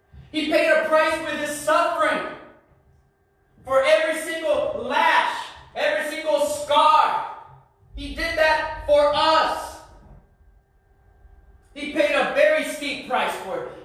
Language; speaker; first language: English; early bilingual, other home language; Spanish